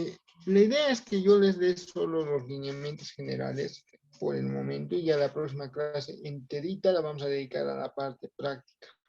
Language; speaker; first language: Spanish; native; Spanish